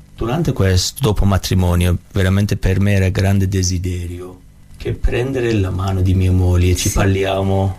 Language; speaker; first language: Italian; non-native, learner; Persian